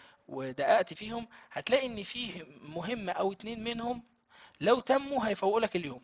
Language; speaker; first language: Arabic; native; Arabic